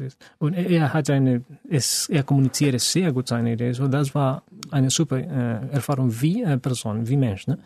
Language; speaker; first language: German; non-native, fluent; Spanish